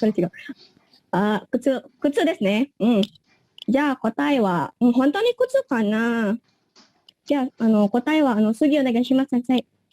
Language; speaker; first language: Japanese; non-native, learner; Indonesian